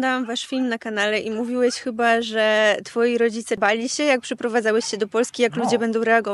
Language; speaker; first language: Polish; native; Polish